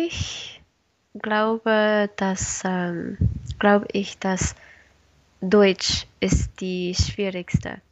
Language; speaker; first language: German; non-native, learner; Spanish